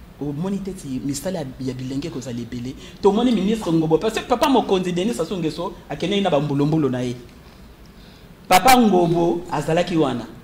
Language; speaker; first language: Lingala; native; Lingala